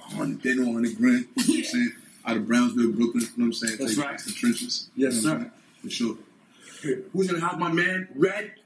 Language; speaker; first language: English; native; English